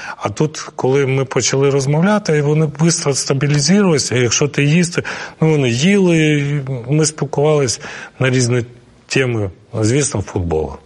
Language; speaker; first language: Ukrainian; non-native, local second language; Russian